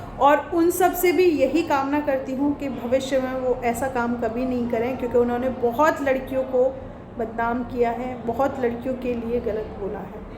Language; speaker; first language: Hindi; native; Hindi